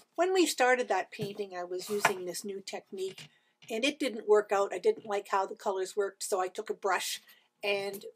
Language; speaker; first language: English; native; English